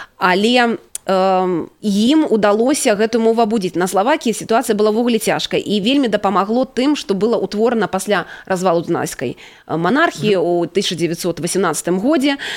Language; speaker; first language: Belarusian; native; Belarusian